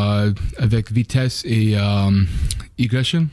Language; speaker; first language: French; non-native, learner; English